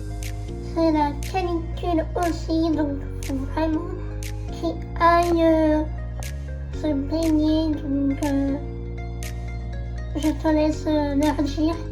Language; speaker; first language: French; native; French